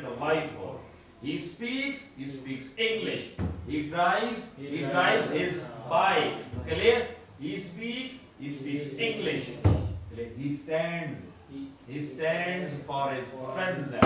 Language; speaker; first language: English; non-native, local second language; Urdu